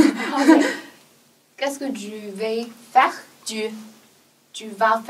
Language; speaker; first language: French; non-native, learner; Chinese